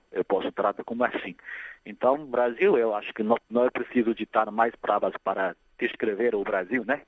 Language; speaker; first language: Portuguese; non-native, fluent; Chinese